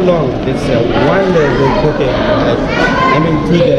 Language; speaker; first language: English; non-native, learner; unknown